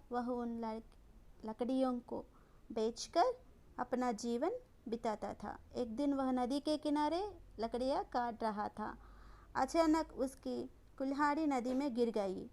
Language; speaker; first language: Hindi; non-native, local second language; Telugu